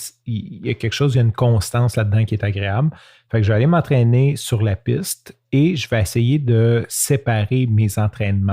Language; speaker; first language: French; native; French